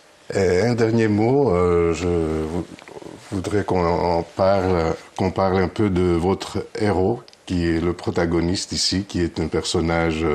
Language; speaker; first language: French; non-native, fluent; Greek